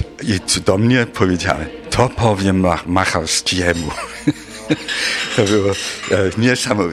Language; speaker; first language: Polish; non-native, fluent; German